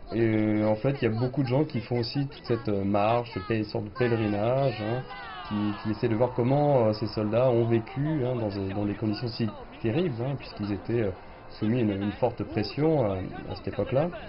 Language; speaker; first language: French; native; French